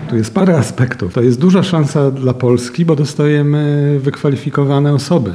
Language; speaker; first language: Polish; native; Polish